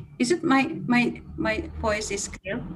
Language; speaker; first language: English; non-native, fluent; Indonesian